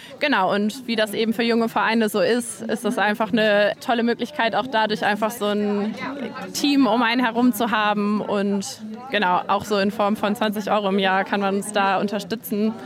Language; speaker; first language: German; native; German